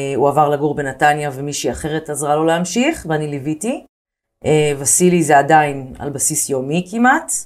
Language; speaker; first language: Hebrew; native; Hebrew